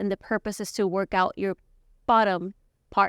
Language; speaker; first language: English; native; English